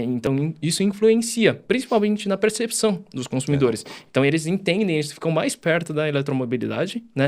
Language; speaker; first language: Portuguese; early bilingual, other home language; Chinese